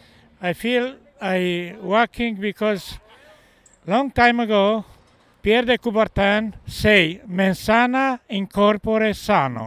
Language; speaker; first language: English; non-native, learner; Romanian